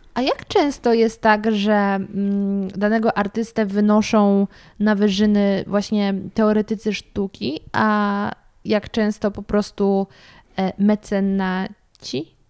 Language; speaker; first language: Polish; native; Polish